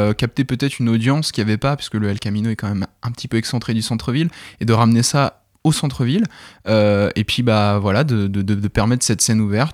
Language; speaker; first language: French; native; French